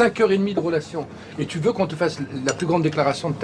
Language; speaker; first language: French; native; French